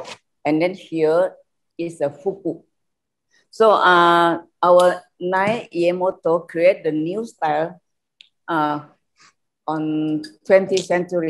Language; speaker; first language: English; non-native, learner; Indonesian